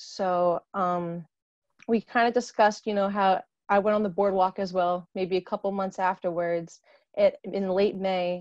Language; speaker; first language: English; native; English